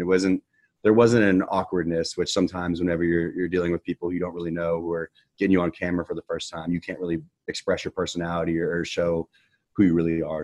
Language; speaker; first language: English; native; English